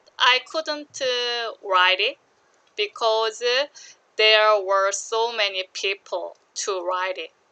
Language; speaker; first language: English; non-native, learner; Korean